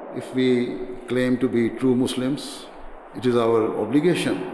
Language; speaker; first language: English; non-native, local second language; Urdu